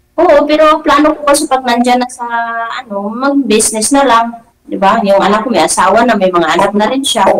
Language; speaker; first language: Filipino; non-native, local second language; Cebuano